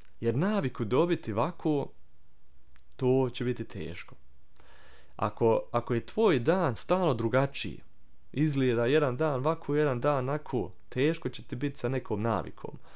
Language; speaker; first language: Serbian; early bilingual, heritage; Croatian